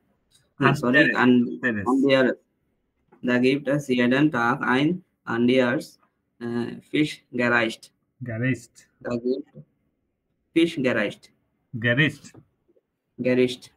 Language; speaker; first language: German; non-native, learner; Bangla